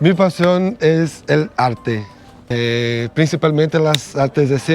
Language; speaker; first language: Spanish; non-native, fluent; Portuguese